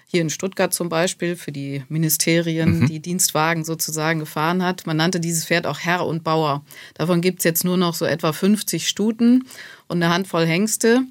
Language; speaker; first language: German; native; German